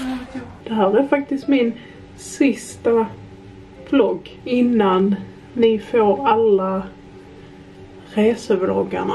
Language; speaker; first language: Swedish; native; Swedish